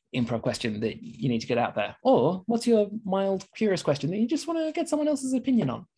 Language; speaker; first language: English; native; English